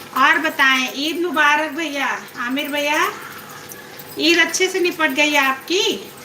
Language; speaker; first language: Hindi; native; Hindi